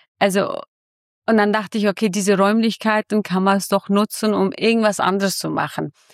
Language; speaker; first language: German; non-native, fluent; Kurdish